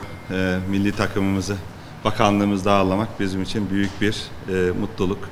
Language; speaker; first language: Turkish; native; Turkish